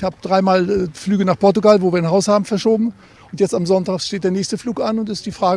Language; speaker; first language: German; native; German